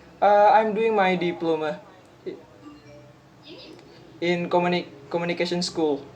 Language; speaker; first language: English; non-native, learner; Indonesian